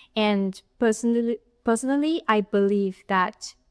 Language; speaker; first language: English; non-native, fluent; Vietnamese